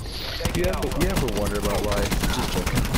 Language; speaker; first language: English; native; English